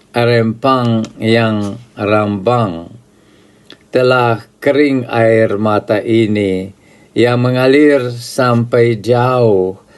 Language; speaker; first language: Indonesian; non-native, fluent; Russian